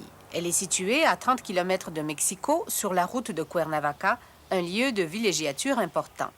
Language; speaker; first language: French; native; French